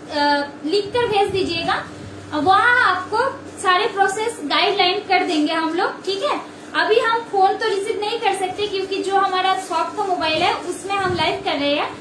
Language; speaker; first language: Hindi; non-native, local second language; Bangla